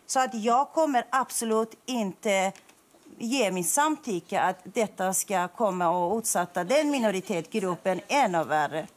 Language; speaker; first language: Swedish; non-native, fluent; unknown